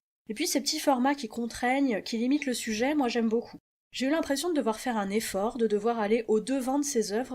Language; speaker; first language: French; native; French